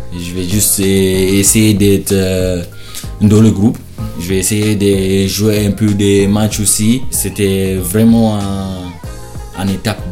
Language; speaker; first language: French; non-native, learner; Shona